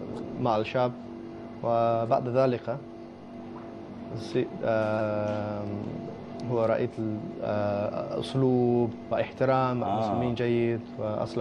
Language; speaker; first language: Arabic; non-native, learner; English